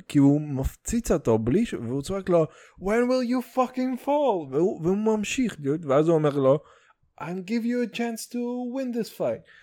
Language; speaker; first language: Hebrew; early bilingual, other home language; Russian